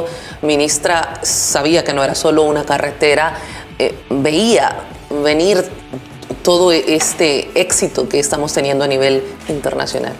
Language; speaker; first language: Spanish; native; Spanish